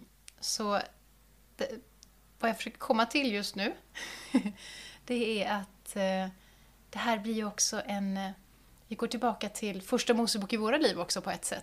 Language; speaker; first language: Swedish; native; Swedish